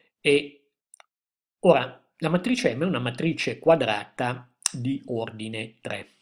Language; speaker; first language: Italian; native; Italian